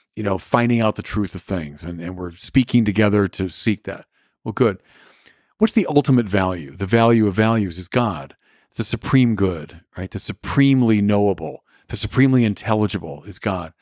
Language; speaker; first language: English; native; English